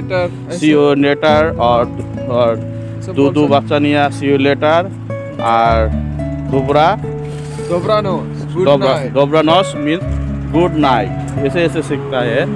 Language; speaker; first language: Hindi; non-native, learner; Nepali